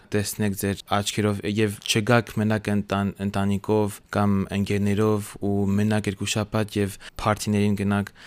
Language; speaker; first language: Armenian; early bilingual, heritage; French